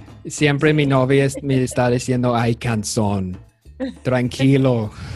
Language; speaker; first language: Spanish; non-native, fluent; English